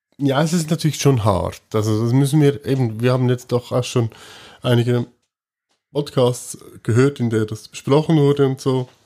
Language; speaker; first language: German; native; German